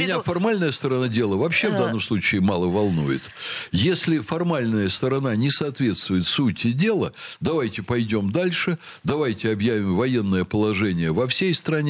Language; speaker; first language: Russian; native; Russian